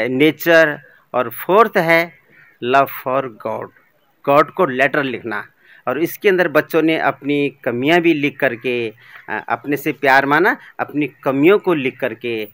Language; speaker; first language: Hindi; native; Hindi